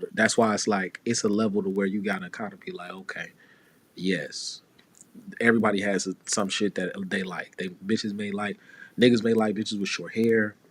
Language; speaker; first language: English; native; English